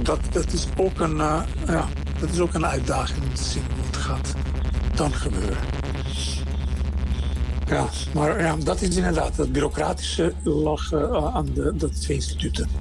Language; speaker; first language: Dutch; non-native, fluent; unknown